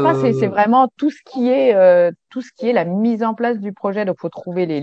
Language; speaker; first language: French; native; French